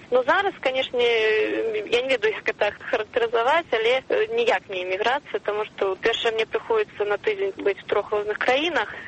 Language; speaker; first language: Belarusian; non-native, local second language; Russian